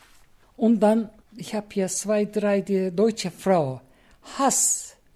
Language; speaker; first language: German; non-native, learner; Turkish